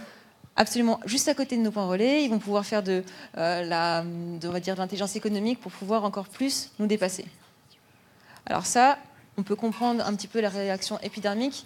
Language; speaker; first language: French; native; French